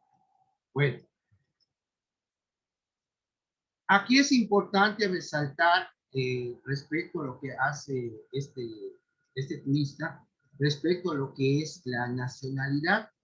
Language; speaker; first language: Spanish; native; Spanish